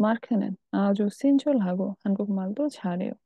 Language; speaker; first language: Korean; non-native, fluent; Bangla